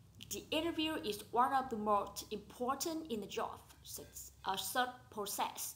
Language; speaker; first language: English; non-native, fluent; Vietnamese